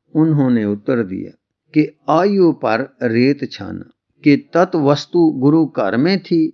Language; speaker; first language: Hindi; non-native, local second language; Punjabi